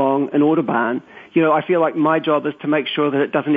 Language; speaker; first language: English; native; English